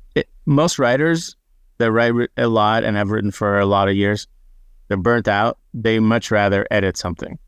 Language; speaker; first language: English; non-native, fluent; Hebrew